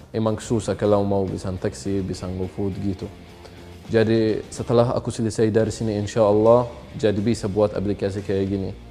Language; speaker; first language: Indonesian; non-native, fluent; Arabic